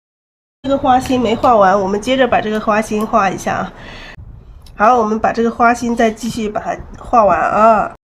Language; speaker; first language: Chinese; native; Chinese